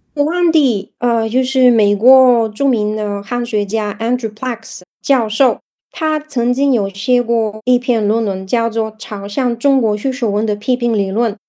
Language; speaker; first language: Chinese; non-native, fluent; Bulgarian